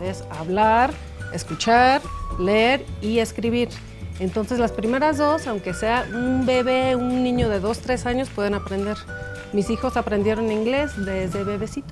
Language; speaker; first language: Spanish; non-native, fluent; English